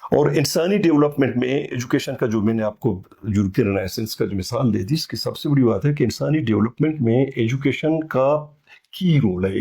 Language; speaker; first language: Urdu; non-native, local second language; Baluchi